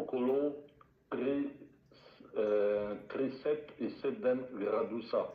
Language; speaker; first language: Bulgarian; non-native, learner; French